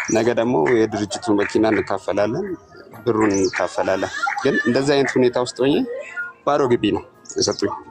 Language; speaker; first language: Amharic; native; Amharic